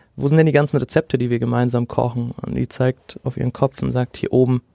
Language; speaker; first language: German; early bilingual, other home language; Arabic